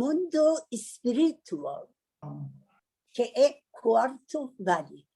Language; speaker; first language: Portuguese; non-native, learner; Persian